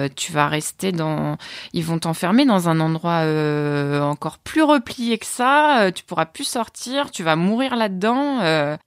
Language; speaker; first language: French; native; French